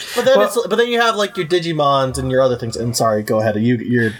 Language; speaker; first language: English; early bilingual, heritage; Spanish